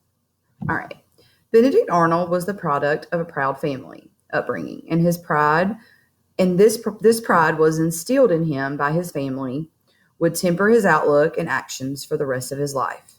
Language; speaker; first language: English; native; English